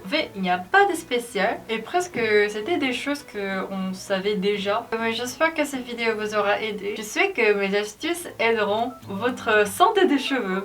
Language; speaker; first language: French; non-native, learner; Korean